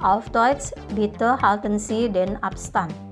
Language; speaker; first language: German; non-native, fluent; Indonesian